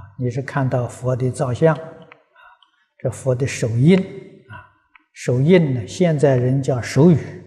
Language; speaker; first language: Chinese; native; Chinese